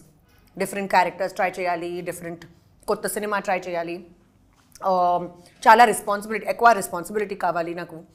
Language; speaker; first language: Telugu; non-native, learner; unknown